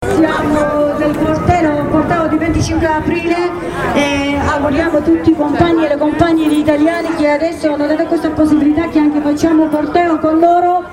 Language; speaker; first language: Italian; non-native, learner; Kurdish